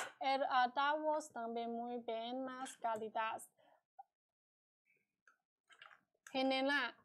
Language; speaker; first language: Spanish; non-native, learner; Chinese